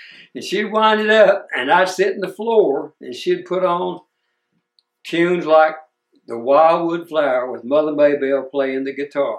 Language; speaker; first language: English; native; English